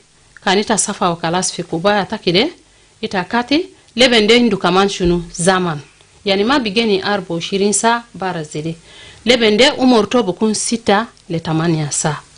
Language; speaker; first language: Arabic; non-native, local second language; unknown